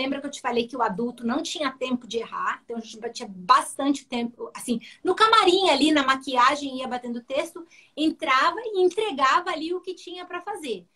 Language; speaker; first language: Portuguese; early bilingual, heritage; Portuguese